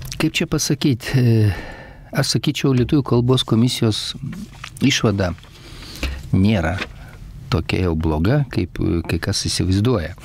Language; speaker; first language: Lithuanian; native; Lithuanian